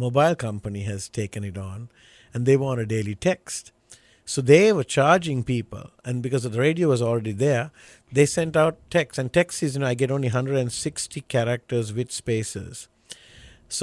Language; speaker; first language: English; non-native, local second language; Sinhala